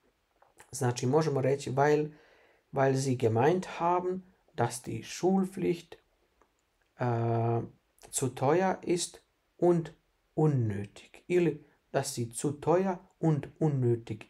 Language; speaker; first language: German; non-native, fluent; Bosnian